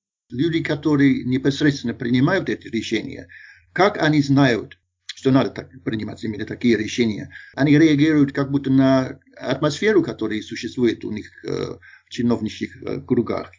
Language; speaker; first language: Russian; non-native, fluent; English